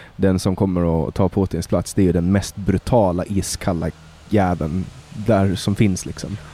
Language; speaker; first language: Swedish; native; Swedish